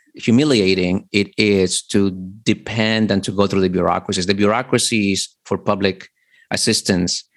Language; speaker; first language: English; early bilingual, other home language; Spanish